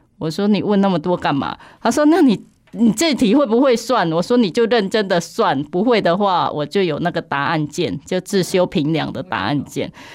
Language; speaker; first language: Chinese; non-native, fluent; Khmer